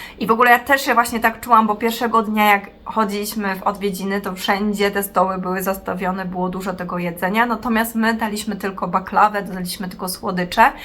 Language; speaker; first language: Polish; native; Polish